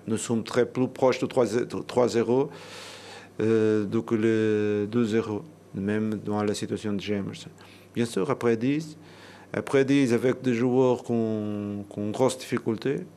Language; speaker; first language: French; non-native, learner; Portuguese